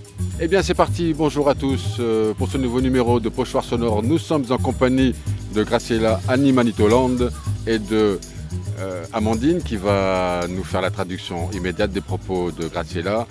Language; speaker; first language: French; native; French